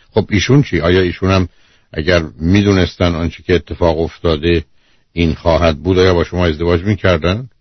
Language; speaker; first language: Persian; native; Persian